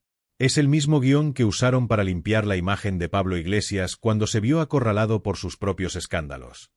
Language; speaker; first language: Spanish; native; Spanish